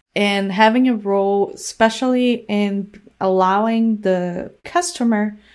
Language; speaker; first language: English; non-native, fluent; Portuguese